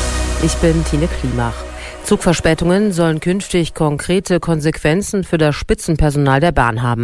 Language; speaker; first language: German; native; German